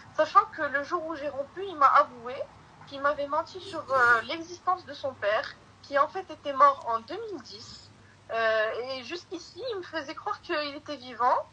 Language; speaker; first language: French; early bilingual, other home language; Arabic